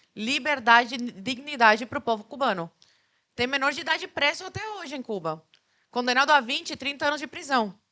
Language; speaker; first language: Portuguese; early bilingual, other home language; Spanish